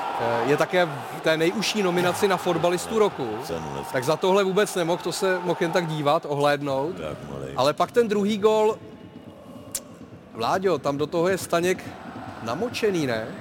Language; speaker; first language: Czech; native; Czech